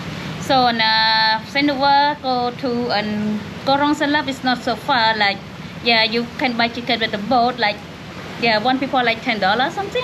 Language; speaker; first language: English; non-native, learner; Khmer